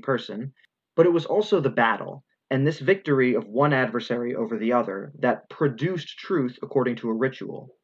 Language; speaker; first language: English; native; English